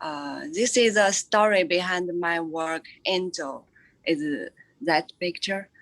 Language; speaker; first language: English; non-native, fluent; Chinese